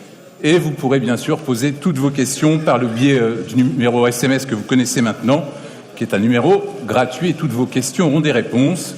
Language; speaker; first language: French; native; French